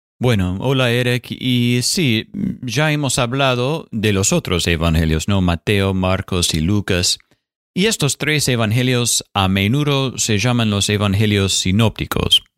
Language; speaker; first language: Spanish; non-native, fluent; English